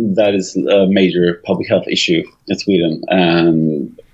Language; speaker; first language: English; non-native, fluent; Swedish